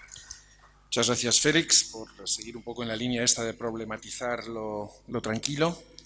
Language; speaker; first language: Spanish; native; Spanish